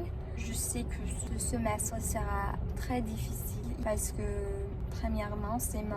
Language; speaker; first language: French; non-native, learner; English